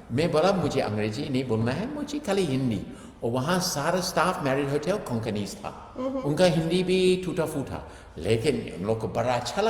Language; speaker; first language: Hindi; non-native, fluent; English